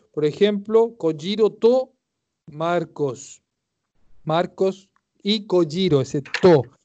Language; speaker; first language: Spanish; native; Spanish